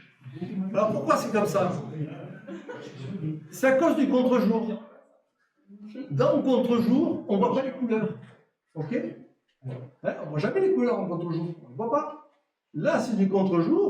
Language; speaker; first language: French; native; French